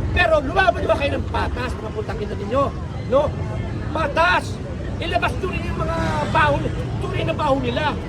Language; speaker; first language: Filipino; native; Filipino